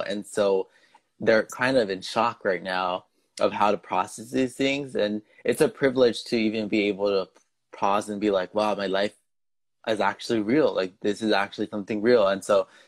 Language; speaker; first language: English; native; English